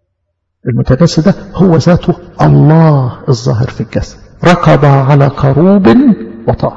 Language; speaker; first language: Arabic; native; Arabic